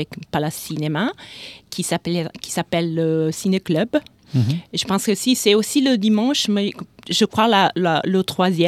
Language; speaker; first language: French; non-native, fluent; Italian